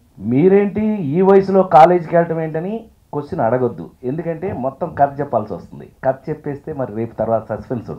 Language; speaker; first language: Telugu; native; Telugu